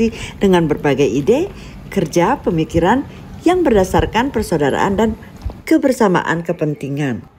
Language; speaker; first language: Indonesian; native; Indonesian